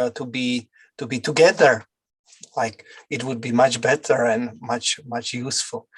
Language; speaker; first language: English; non-native, fluent; Czech